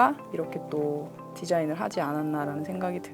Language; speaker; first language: Korean; native; Korean